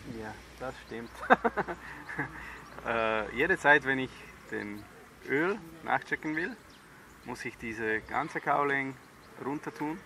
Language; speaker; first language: German; non-native, fluent; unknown